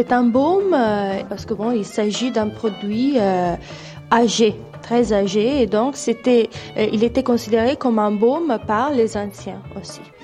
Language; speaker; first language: French; non-native, fluent; Italian